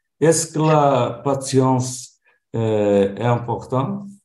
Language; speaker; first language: French; non-native, learner; Portuguese